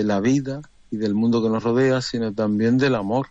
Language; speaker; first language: Spanish; native; Spanish